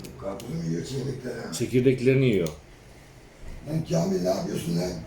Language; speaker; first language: Turkish; native; Turkish